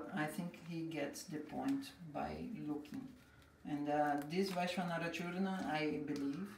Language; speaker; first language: English; non-native, fluent; Portuguese